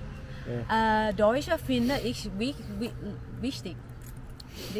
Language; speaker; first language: German; non-native, learner; Thai